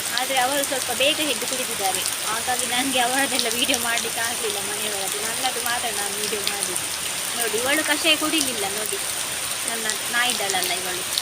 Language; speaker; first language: Kannada; non-native, local second language; Tulu